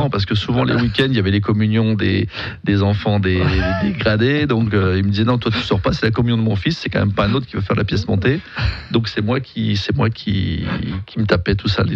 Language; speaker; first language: French; native; French